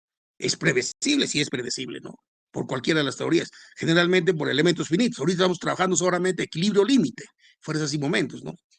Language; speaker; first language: Spanish; native; Spanish